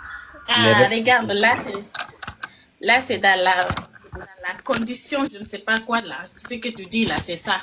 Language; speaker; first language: French; non-native, local second language; Fula